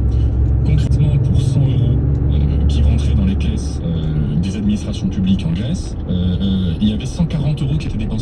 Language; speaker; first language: French; native; French